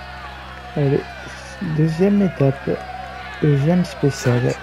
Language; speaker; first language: French; native; French